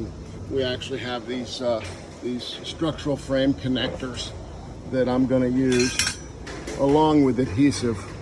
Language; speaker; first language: English; native; English